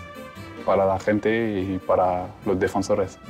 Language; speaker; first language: Spanish; non-native, fluent; French